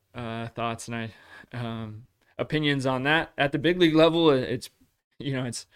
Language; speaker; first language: English; native; English